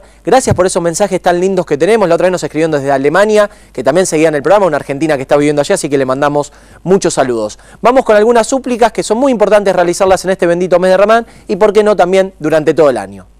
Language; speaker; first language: Spanish; native; Spanish